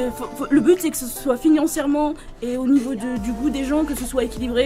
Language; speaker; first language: French; native; French